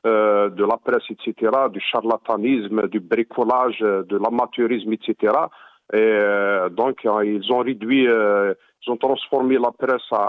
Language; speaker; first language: French; non-native, local second language; Arabic